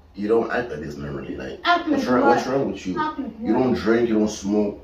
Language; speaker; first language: English; native; English